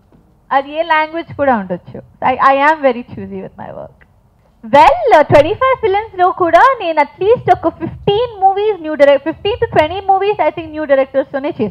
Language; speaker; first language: Telugu; non-native, fluent; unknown